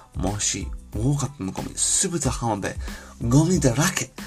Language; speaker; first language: Japanese; non-native, learner; English